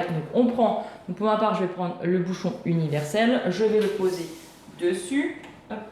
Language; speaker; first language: French; native; French